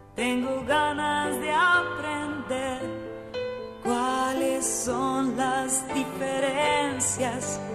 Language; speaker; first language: Spanish; native; Spanish